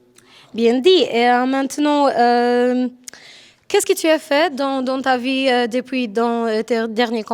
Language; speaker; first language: French; non-native, learner; Polish